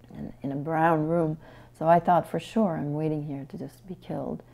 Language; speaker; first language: English; non-native, fluent; French